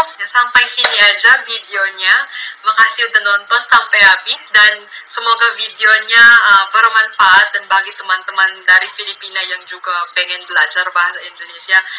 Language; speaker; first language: Indonesian; non-native, fluent; Filipino